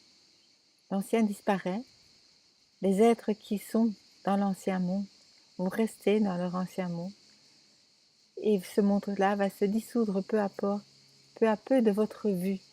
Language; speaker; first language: French; native; French